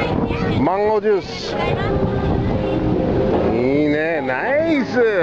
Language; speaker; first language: Japanese; non-native, fluent; English